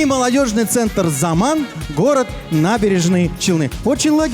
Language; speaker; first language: Russian; native; Russian